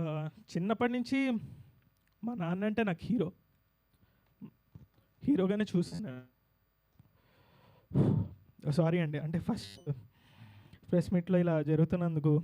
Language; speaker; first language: Telugu; native; Telugu